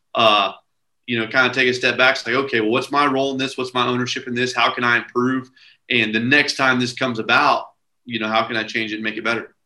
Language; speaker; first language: English; native; English